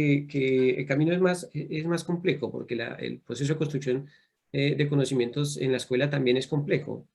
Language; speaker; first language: Spanish; native; Spanish